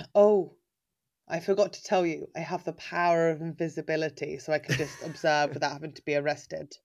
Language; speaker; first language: English; native; English